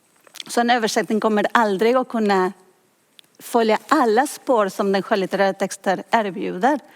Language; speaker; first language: Swedish; non-native, fluent; Spanish